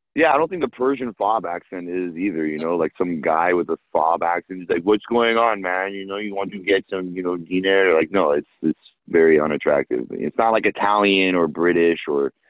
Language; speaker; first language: English; early bilingual, other home language; Persian